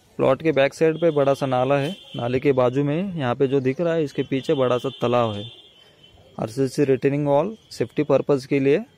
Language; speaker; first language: Hindi; non-native, local second language; Marathi